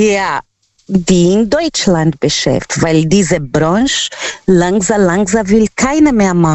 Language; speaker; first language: German; non-native, local second language; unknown